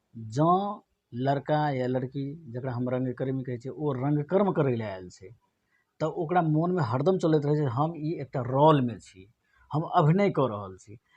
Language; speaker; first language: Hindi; non-native, local second language; Maithili